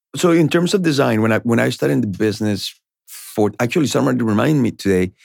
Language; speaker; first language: English; non-native, fluent; Spanish